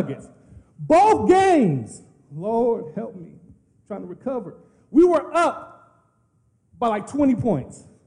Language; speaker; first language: English; native; English